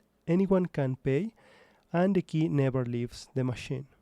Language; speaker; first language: English; non-native, fluent; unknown